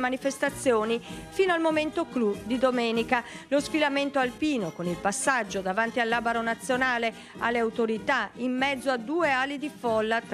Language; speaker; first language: Italian; native; Italian